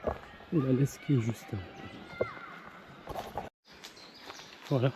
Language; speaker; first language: French; native; French